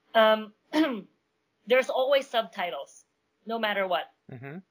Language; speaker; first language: English; non-native, local second language; Min Nan Chinese